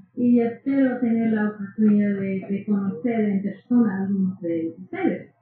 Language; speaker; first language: Spanish; non-native, fluent; English